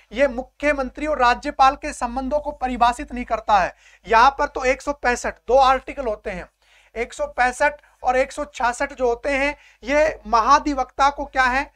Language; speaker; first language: Hindi; native; Hindi